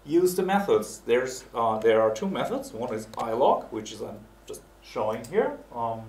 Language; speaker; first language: English; non-native, fluent; German